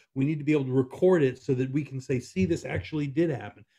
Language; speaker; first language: English; native; English